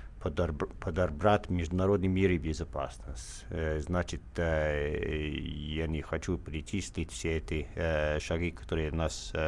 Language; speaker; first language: Russian; non-native, fluent; English